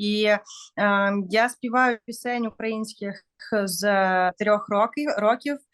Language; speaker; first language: Ukrainian; non-native, local second language; Russian